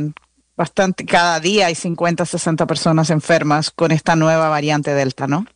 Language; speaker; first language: Spanish; native; Spanish